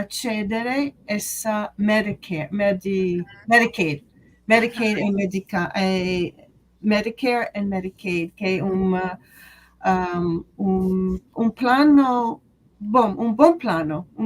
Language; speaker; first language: Portuguese; non-native, learner; English